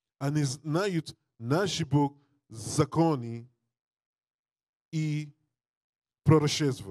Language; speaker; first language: Russian; non-native, learner; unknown